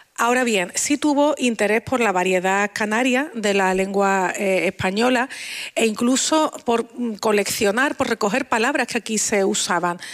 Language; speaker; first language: Spanish; native; Spanish